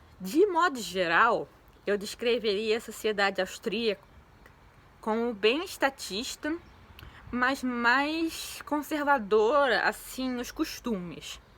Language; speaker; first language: Portuguese; native; Portuguese